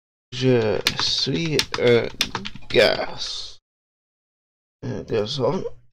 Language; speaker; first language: French; non-native, learner; English